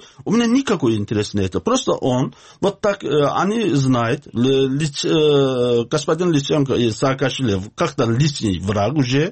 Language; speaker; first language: Russian; non-native, learner; Azerbaijani